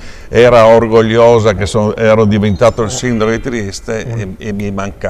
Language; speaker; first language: Italian; native; Italian